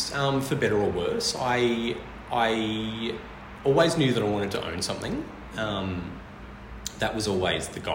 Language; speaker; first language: English; native; English